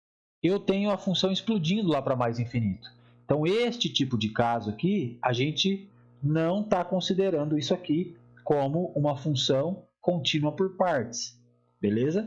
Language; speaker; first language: Portuguese; native; Portuguese